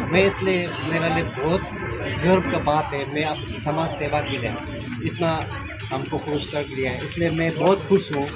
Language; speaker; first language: Hindi; non-native, local second language; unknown